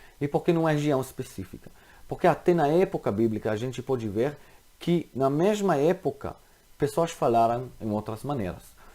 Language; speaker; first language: Portuguese; non-native, fluent; Hebrew